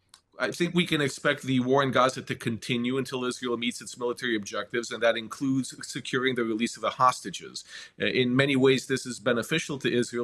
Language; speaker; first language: English; native; English